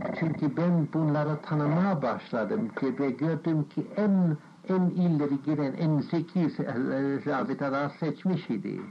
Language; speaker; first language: Turkish; non-native, fluent; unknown